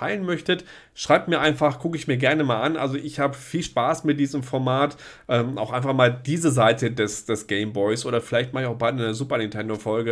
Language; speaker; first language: German; native; German